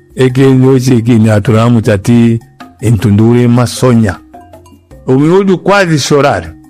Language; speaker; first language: Portuguese; non-native, local second language; Yao